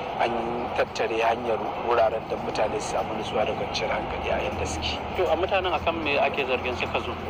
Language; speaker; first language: Hausa; native; Hausa